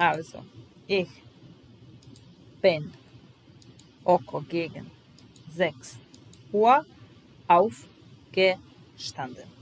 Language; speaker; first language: German; non-native, fluent; Serbian